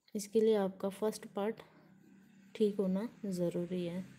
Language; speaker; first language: Hindi; native; Hindi